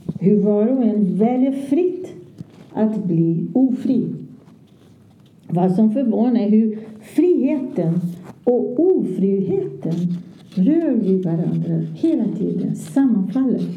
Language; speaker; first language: Swedish; non-native, fluent; Portuguese